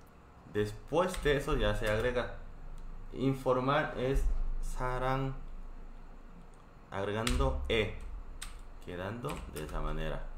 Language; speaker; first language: Spanish; non-native, fluent; Korean